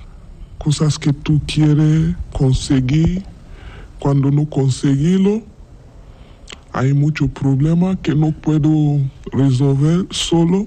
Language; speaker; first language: Spanish; non-native, learner; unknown